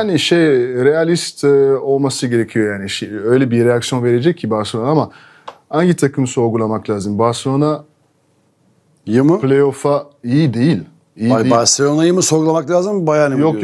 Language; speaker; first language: Turkish; non-native, fluent; French